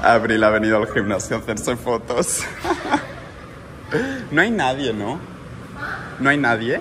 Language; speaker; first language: Spanish; native; Spanish